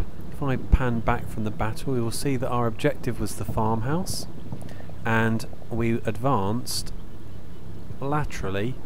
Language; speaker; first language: English; native; English